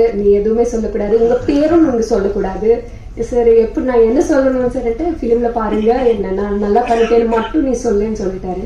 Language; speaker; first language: Tamil; non-native, learner; Telugu